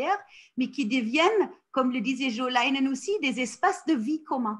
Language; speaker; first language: French; non-native, fluent; German